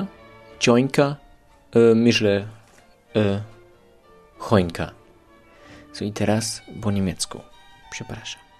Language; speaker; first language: Polish; non-native, learner; German